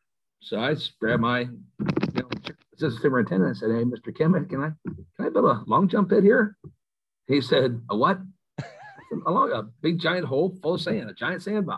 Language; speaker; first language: English; native; English